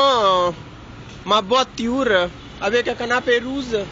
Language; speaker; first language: French; non-native, learner; Hindi